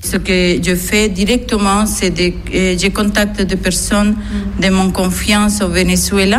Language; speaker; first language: French; non-native, learner; Spanish